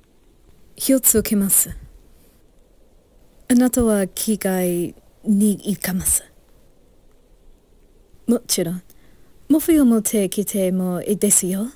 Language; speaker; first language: Japanese; non-native, learner; English